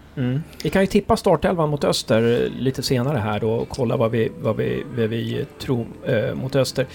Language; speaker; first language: Swedish; native; Swedish